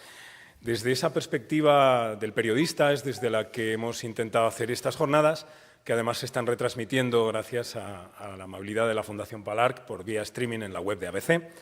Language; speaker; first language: Spanish; native; Spanish